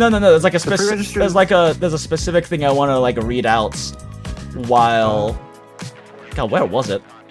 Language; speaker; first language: English; native; English